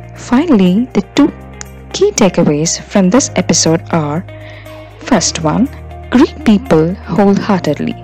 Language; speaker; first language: English; non-native, local second language; Tamil